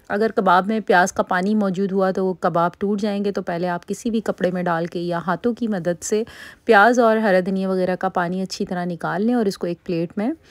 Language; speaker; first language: Urdu; native; Urdu